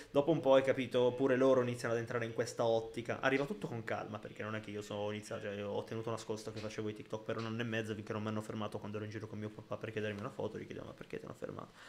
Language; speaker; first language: Italian; early bilingual, other home language; Arabic